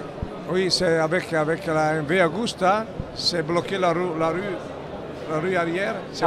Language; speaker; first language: French; non-native, fluent; Italian